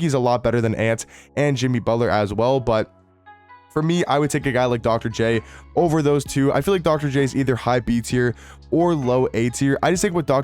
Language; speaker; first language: English; native; English